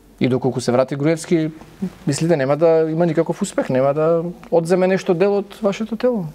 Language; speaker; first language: Macedonian; native; Macedonian